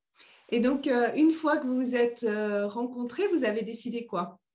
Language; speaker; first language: French; native; French